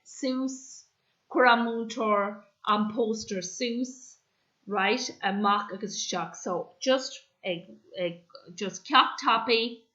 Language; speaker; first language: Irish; non-native, local second language; English